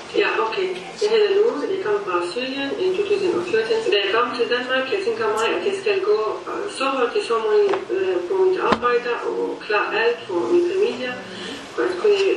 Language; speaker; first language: Danish; non-native, learner; Arabic